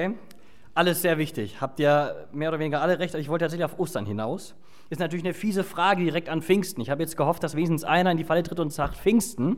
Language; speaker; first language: German; native; German